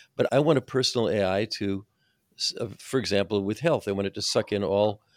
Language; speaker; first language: English; native; English